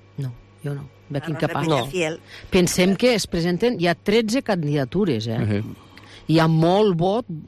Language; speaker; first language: Catalan; native; Catalan